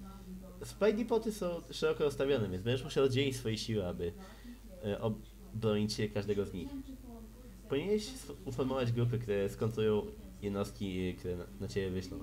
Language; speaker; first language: Polish; native; Polish